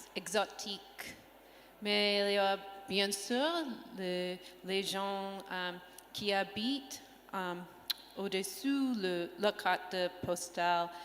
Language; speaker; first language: French; non-native, learner; English